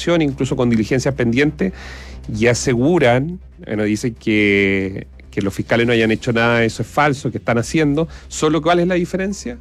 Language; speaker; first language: Spanish; native; Spanish